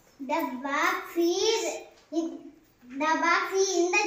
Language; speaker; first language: English; non-native, learner; Telugu